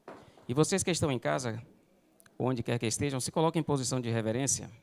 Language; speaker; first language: Portuguese; native; Portuguese